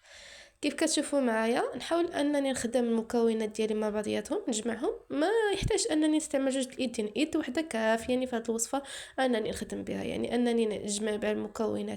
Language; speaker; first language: Arabic; native; Arabic